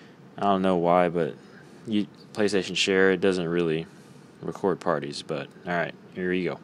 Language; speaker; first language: English; native; English